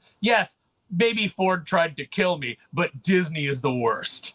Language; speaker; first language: English; native; English